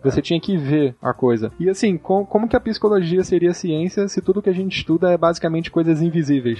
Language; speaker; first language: Portuguese; native; Portuguese